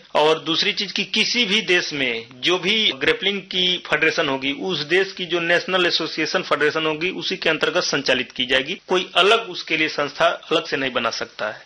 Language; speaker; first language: Hindi; native; Hindi